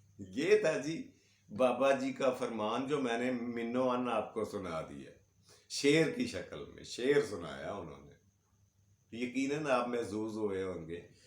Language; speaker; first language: Urdu; non-native, local second language; Punjabi